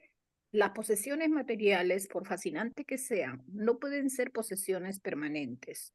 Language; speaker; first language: Spanish; native; Spanish